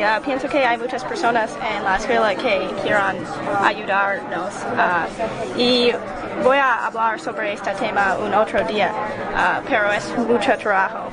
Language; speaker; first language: Spanish; non-native, learner; English